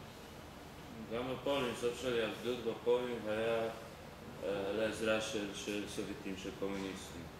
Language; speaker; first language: Hebrew; non-native, learner; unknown